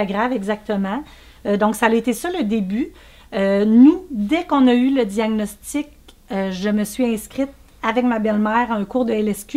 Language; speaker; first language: French; native; French